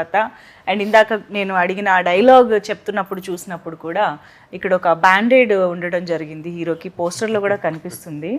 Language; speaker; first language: Telugu; native; Telugu